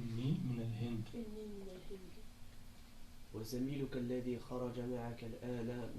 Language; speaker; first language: Arabic; non-native, learner; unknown